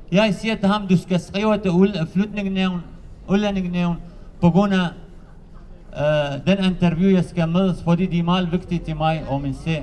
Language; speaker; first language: Danish; non-native, learner; Kurdish